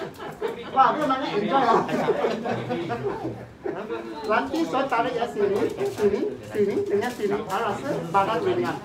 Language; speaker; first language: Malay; non-native, local second language; Cantonese